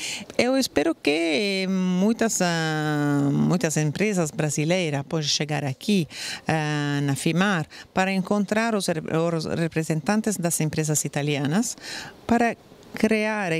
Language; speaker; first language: Portuguese; non-native, fluent; Italian